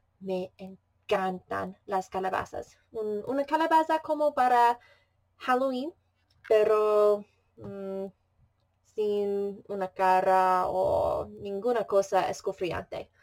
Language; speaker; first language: Spanish; non-native, fluent; English